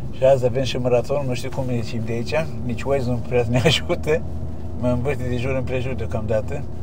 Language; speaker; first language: Romanian; native; Romanian